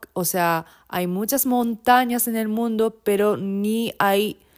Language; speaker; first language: Spanish; non-native, fluent; Japanese